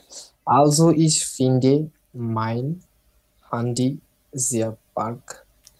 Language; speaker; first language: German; non-native, learner; Bangla